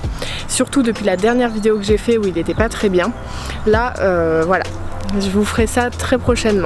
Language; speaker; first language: French; native; French